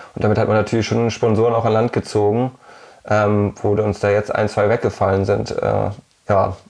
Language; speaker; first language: German; native; German